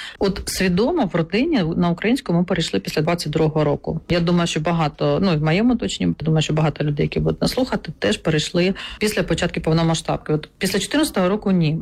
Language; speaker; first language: Ukrainian; non-native, local second language; Russian